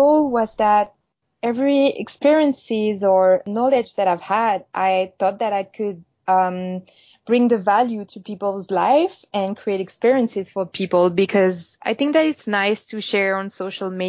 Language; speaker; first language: English; non-native, fluent; French